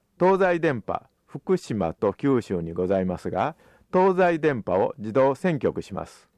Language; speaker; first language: Japanese; native; Japanese